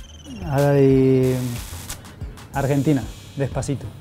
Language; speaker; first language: Indonesian; non-native, learner; Spanish